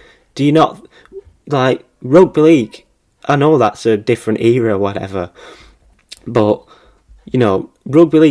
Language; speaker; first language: English; native; English